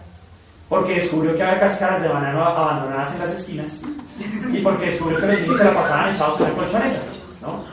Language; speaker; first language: Spanish; native; Spanish